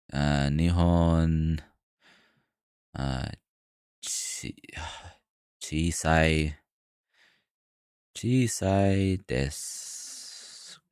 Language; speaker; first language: Japanese; non-native, learner; English